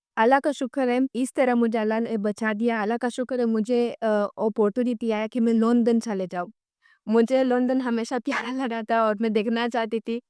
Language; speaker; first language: Urdu; non-native, fluent; Romanian